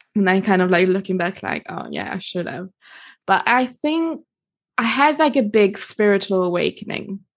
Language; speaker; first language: English; non-native, fluent; Italian